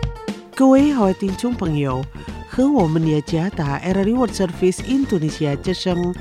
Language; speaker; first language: Chinese; non-native, fluent; Indonesian